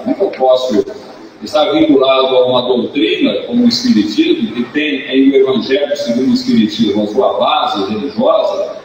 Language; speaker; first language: Portuguese; native; Portuguese